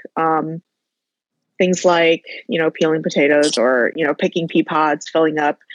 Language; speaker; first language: English; native; English